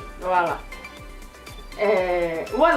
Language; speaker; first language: French; non-native, learner; Indonesian